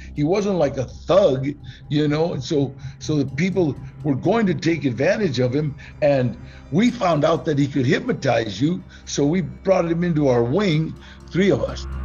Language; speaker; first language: English; native; English